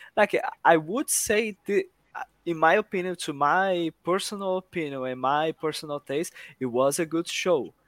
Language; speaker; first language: English; non-native, fluent; Portuguese